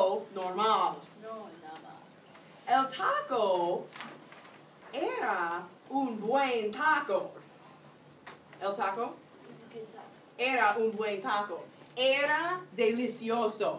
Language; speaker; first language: Spanish; non-native, fluent; English